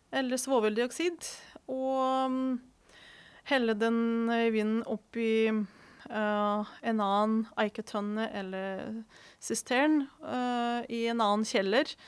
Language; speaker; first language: Norwegian; non-native, fluent; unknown